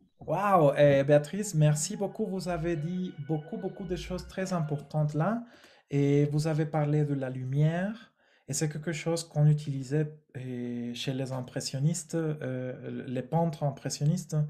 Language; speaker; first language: French; non-native, fluent; Spanish